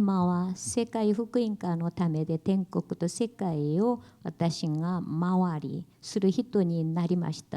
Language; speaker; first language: Japanese; non-native, learner; Korean